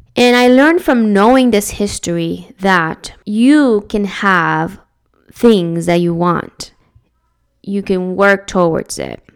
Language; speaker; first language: English; early bilingual, other home language; Spanish